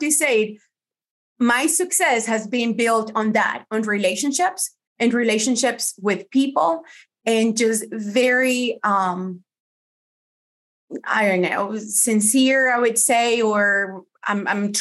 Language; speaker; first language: English; non-native, fluent; Spanish